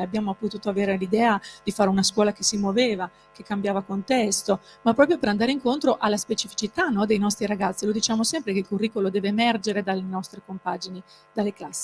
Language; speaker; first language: Italian; native; Italian